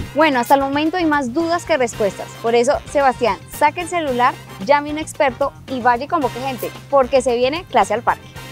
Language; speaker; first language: Spanish; native; Spanish